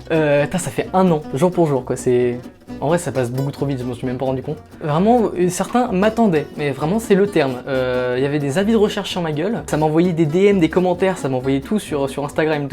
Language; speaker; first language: French; native; French